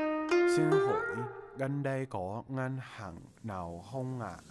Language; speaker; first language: Vietnamese; non-native, learner; English